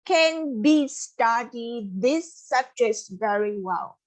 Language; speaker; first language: English; non-native, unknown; Vietnamese